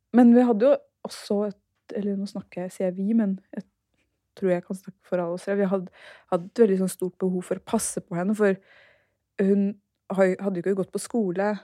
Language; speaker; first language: Norwegian; early bilingual, other home language; Turkish